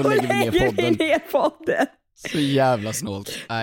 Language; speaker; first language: Swedish; native; Swedish